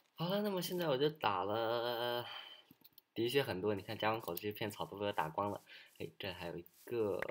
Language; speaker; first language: Chinese; early bilingual, heritage; Chinese